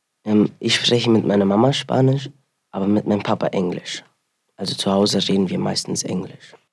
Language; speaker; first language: German; early bilingual, other home language; Spanish